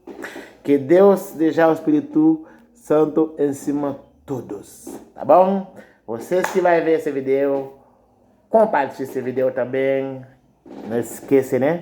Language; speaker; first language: Portuguese; non-native, learner; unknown